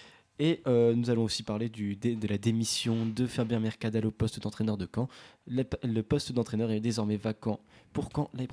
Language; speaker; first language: French; native; French